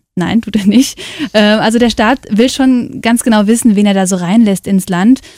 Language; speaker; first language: German; native; German